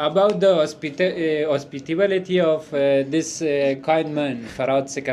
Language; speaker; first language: English; non-native, learner; Persian